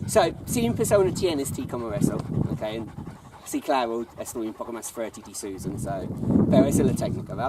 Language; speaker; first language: Spanish; non-native, learner; English